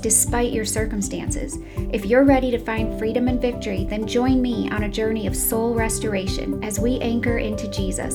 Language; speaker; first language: English; native; English